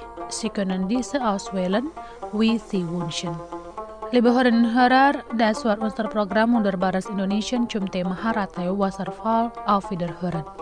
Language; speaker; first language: German; non-native, fluent; Indonesian